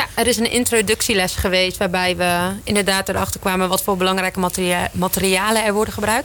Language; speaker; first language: Dutch; native; Dutch